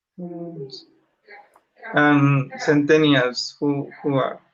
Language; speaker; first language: English; non-native, learner; Spanish